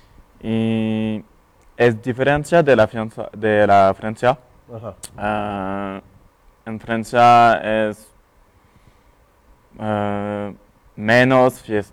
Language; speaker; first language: Spanish; non-native, learner; French